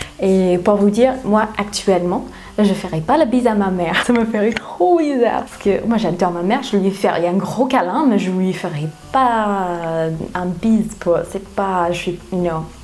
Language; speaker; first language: French; non-native, fluent; English